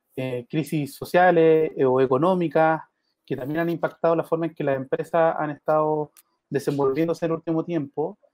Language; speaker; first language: Spanish; native; Spanish